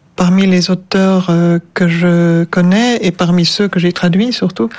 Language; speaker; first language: French; non-native, fluent; German